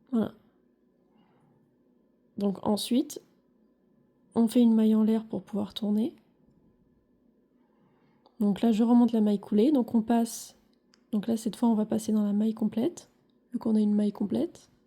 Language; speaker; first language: French; native; French